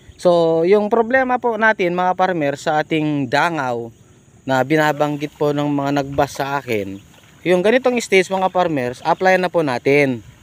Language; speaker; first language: Filipino; non-native, local second language; Iloko